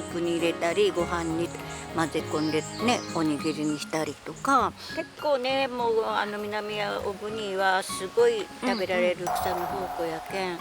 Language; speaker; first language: Japanese; native; Japanese